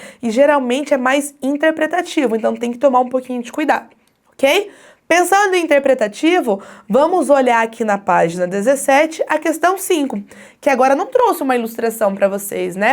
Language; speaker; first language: Portuguese; native; Portuguese